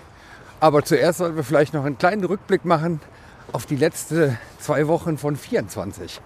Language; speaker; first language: German; native; German